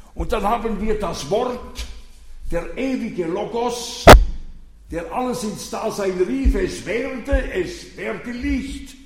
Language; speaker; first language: German; non-native, fluent; French